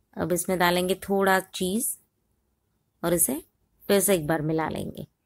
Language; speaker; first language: Hindi; non-native, local second language; Marathi